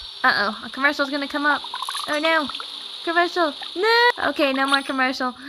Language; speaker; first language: English; native; English